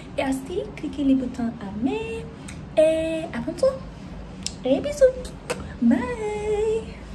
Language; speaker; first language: French; non-native, learner; English